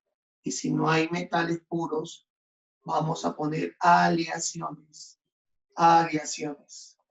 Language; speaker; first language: Spanish; native; Spanish